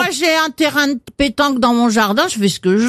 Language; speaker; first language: French; native; French